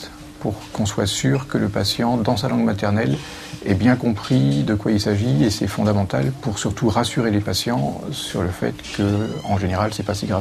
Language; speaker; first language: French; native; French